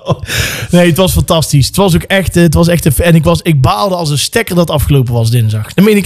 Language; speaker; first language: Dutch; native; Dutch